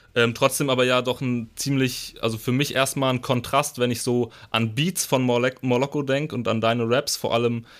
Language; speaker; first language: German; native; German